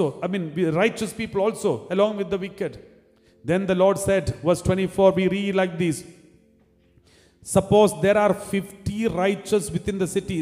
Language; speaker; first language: English; non-native, local second language; Malayalam